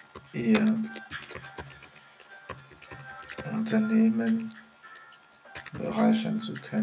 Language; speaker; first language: German; non-native, fluent; French